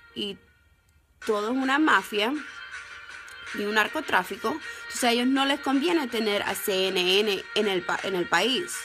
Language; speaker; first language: Spanish; native; Spanish